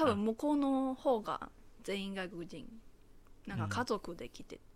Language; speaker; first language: Japanese; non-native, fluent; Chinese